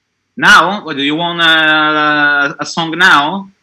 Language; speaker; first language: English; non-native, learner; Italian